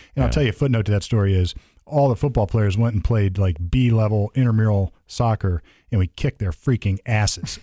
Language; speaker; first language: English; native; English